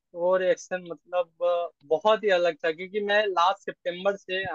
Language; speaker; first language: Hindi; native; Hindi